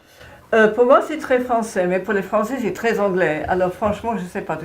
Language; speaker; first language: French; non-native, fluent; English